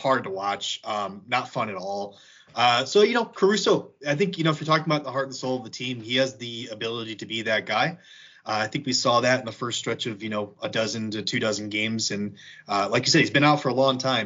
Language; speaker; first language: English; native; English